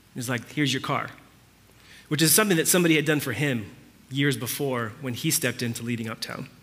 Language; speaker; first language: English; early bilingual, other home language; Spanish